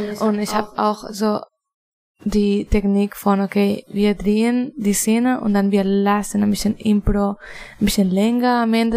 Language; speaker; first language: German; non-native, fluent; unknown